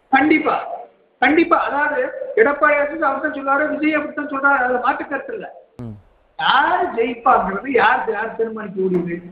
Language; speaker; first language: Tamil; native; Tamil